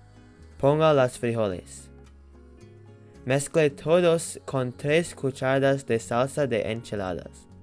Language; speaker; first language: Spanish; non-native, learner; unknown